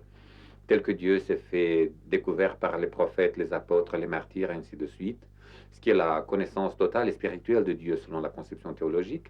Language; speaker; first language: French; non-native, fluent; Romanian